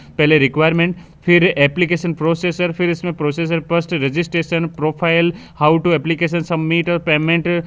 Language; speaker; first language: Hindi; native; Hindi